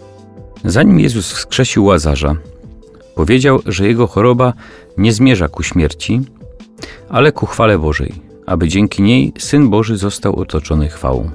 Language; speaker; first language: Polish; native; Polish